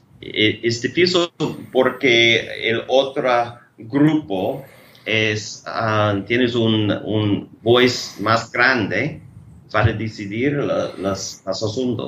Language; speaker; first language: Spanish; non-native, learner; English